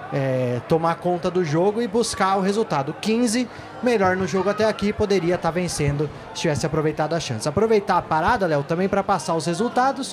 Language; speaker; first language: Portuguese; native; Portuguese